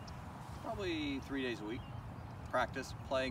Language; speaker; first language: English; native; English